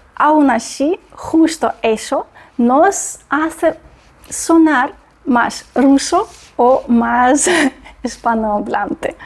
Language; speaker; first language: Spanish; non-native, fluent; Russian